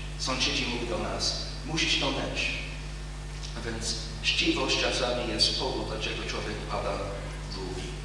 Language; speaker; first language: Polish; non-native, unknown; English